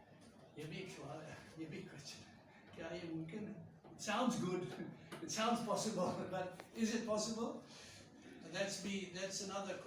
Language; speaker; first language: Hindi; non-native, fluent; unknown